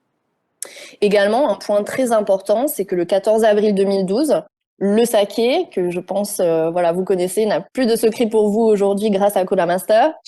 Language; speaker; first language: French; native; French